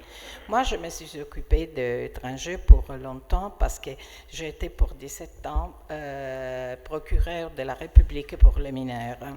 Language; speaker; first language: French; non-native, fluent; Italian